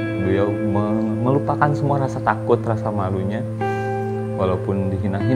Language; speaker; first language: Indonesian; native; Indonesian